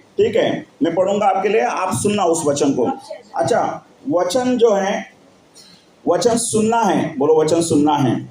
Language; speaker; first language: Hindi; non-native, local second language; Marathi